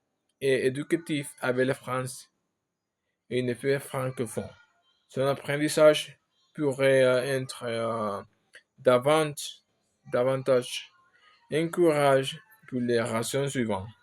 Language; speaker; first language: French; non-native, learner; Spanish